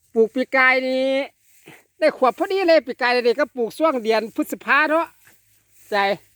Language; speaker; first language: Thai; native; Thai